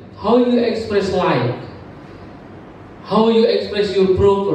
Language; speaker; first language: English; non-native, learner; Indonesian